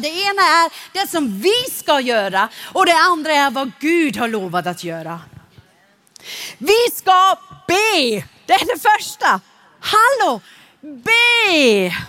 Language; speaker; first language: Swedish; non-native, fluent; German